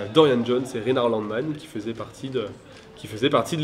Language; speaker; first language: French; native; French